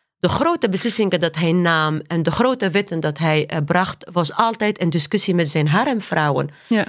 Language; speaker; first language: Dutch; non-native, fluent; Arabic